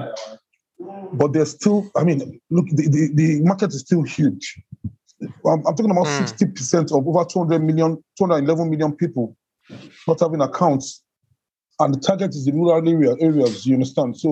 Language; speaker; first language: English; non-native, local second language; Yoruba